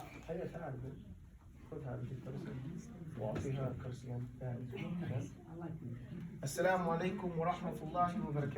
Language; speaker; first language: Arabic; non-native, fluent; English